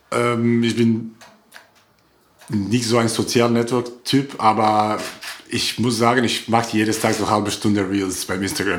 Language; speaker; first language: German; non-native, learner; Croatian